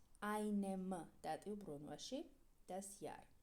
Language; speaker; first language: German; non-native, fluent; Georgian